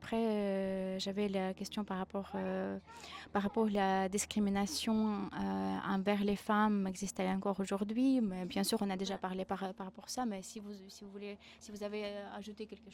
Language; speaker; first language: French; non-native, fluent; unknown